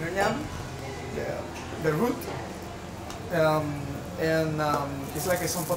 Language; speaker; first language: English; non-native, learner; Spanish